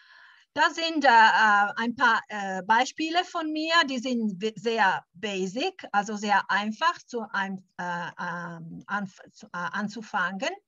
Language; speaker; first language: German; early bilingual, heritage; German